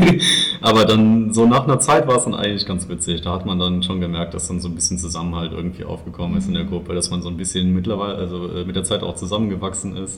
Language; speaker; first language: German; native; German